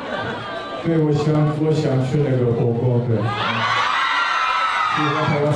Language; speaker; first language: Chinese; non-native, learner; Korean